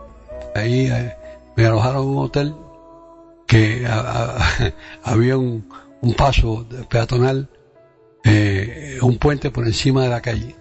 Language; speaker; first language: Spanish; native; Spanish